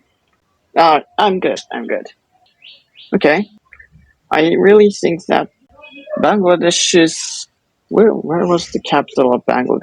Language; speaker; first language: English; non-native, fluent; Japanese